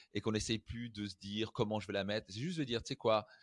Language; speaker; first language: French; native; French